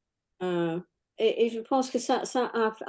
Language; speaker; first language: French; non-native, fluent; English